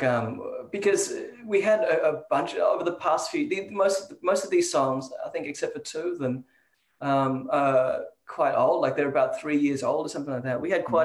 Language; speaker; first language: English; native; English